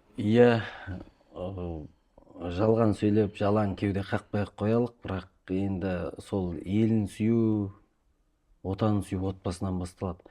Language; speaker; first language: Kazakh; early bilingual, heritage; Kazakh